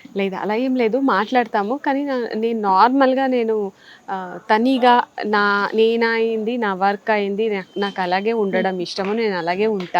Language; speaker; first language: Telugu; non-native, fluent; Tamil